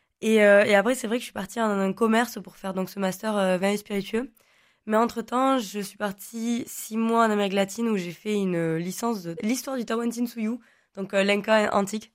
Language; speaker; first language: French; native; French